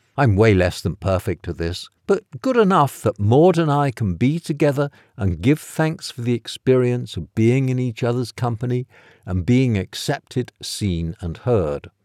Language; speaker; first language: English; native; English